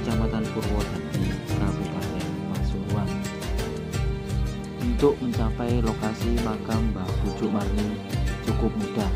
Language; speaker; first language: Indonesian; non-native, local second language; Javanese